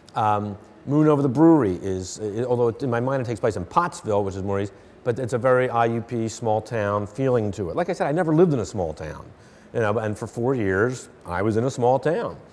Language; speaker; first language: English; native; English